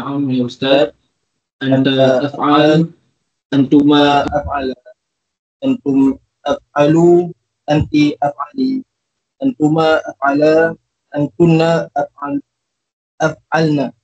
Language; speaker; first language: Arabic; non-native, learner; Malay